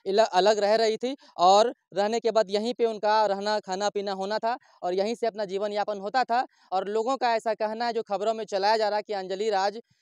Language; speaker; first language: Hindi; native; Hindi